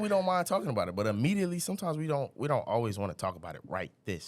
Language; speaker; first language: English; native; English